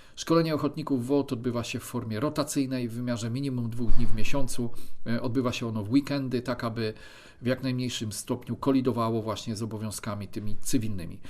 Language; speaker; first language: Polish; native; Polish